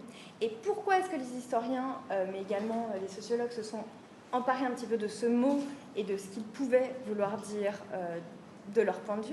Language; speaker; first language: French; native; French